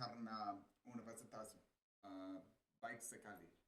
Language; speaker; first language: Indonesian; non-native, learner; English